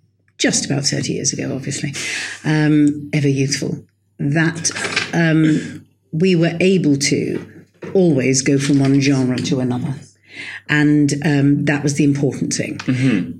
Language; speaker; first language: English; native; English